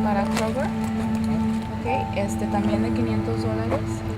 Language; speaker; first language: Spanish; early bilingual, other home language; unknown